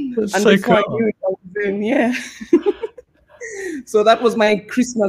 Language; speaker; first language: English; non-native, local second language; Swahili